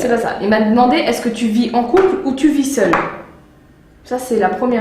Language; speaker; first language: French; native; French